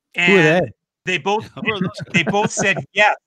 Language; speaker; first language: English; native; English